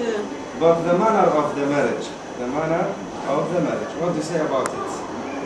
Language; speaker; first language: English; non-native, fluent; Arabic